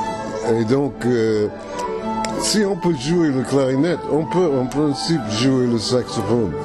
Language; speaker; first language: French; non-native, fluent; English